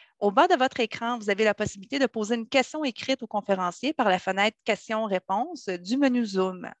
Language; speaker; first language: French; native; French